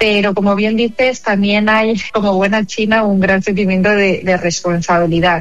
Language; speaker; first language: Spanish; native; Spanish